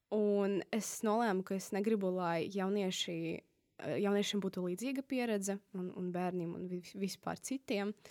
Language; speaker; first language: Latvian; non-native, local second language; Russian